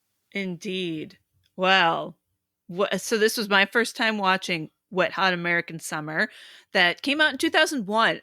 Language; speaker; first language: English; native; English